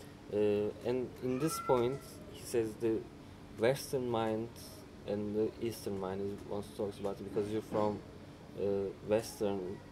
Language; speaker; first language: English; non-native, fluent; Turkish